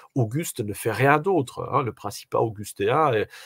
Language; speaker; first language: French; native; French